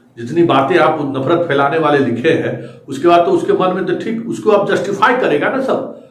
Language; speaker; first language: Hindi; native; Hindi